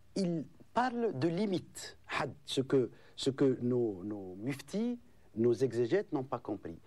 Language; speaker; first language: French; non-native, local second language; Arabic